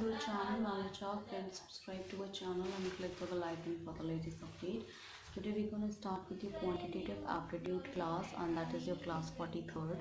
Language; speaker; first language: English; non-native, local second language; Hindi